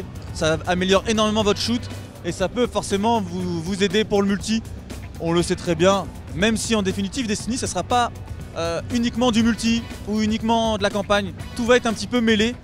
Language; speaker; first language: French; native; French